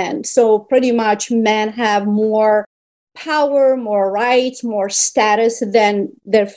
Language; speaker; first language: English; non-native, fluent; Berber languages